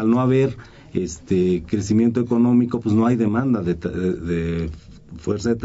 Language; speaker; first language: Spanish; native; Spanish